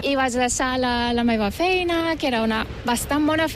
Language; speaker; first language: Catalan; non-native, fluent; Turkish